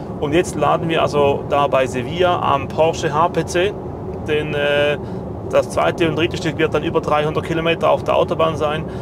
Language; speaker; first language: German; native; German